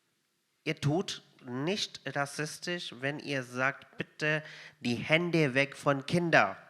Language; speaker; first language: German; non-native, fluent; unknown